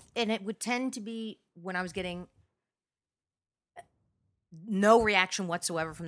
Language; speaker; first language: English; native; English